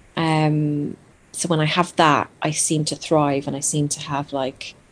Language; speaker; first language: English; non-native, fluent; Greek